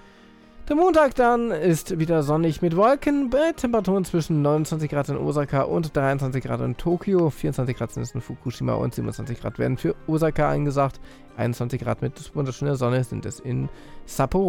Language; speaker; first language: German; native; German